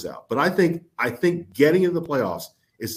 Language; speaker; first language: English; native; English